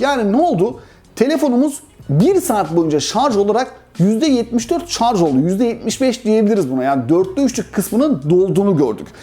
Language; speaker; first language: Turkish; native; Turkish